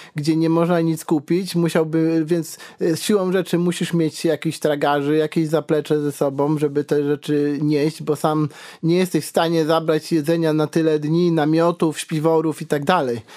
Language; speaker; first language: Polish; native; Polish